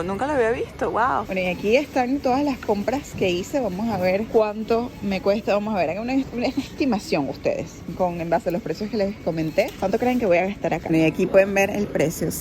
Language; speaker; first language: Spanish; native; Spanish